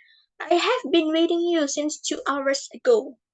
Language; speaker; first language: English; non-native, fluent; Indonesian